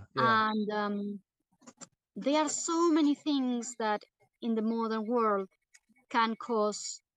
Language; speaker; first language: English; non-native, fluent; Portuguese